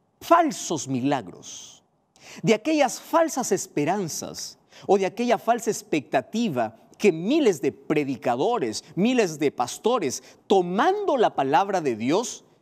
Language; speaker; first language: Spanish; native; Spanish